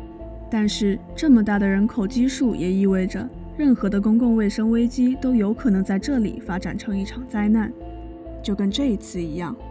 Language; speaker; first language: Chinese; native; Chinese